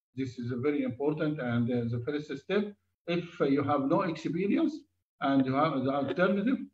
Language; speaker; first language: English; non-native, fluent; Arabic